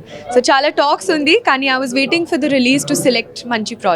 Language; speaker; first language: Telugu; non-native, local second language; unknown